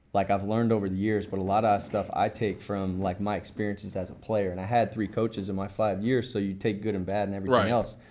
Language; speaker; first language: English; native; English